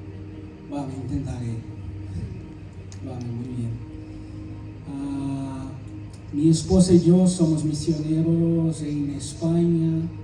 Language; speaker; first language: Spanish; non-native, fluent; Portuguese